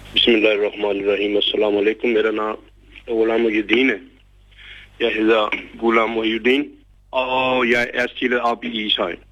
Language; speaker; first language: Danish; non-native, fluent; Urdu